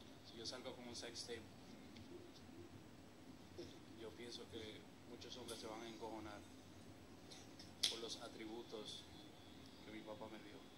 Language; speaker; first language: Spanish; early bilingual, heritage; Spanish